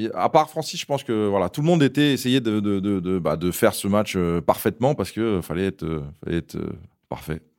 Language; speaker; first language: French; native; French